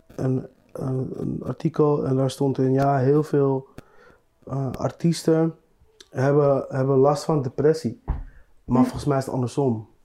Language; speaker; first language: Dutch; native; Dutch